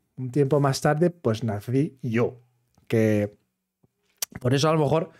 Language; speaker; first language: Spanish; non-native, fluent; German